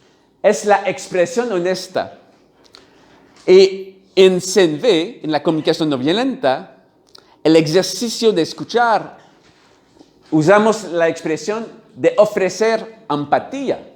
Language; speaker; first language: Spanish; non-native, learner; French